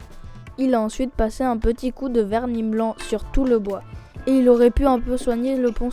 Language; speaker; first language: French; native; French